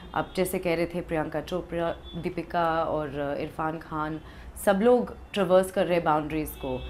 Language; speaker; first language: Hindi; early bilingual, other home language; English